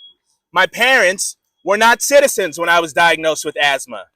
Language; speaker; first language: English; native; English